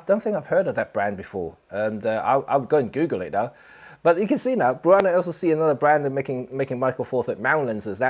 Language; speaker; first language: English; non-native, local second language; Cantonese